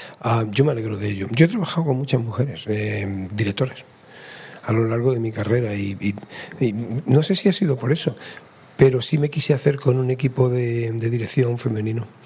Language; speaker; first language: Spanish; native; Spanish